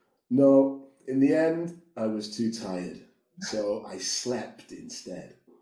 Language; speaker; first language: English; native; English